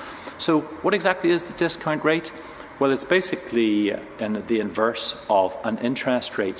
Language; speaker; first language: English; native; English